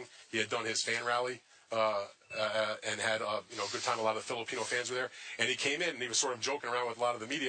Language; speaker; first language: English; native; English